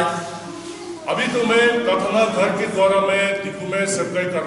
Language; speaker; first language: Hindi; non-native, local second language; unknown